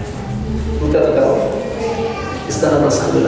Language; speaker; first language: Spanish; native; Spanish